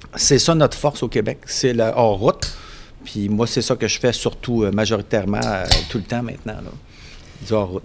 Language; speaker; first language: French; native; French